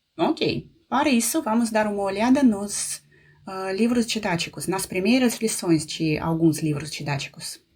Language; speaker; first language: Portuguese; non-native, fluent; Russian